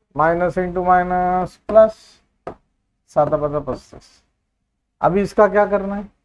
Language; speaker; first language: Hindi; non-native, local second language; Marathi